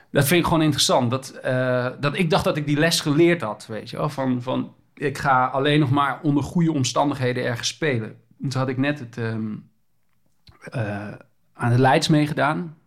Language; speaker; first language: Dutch; native; Dutch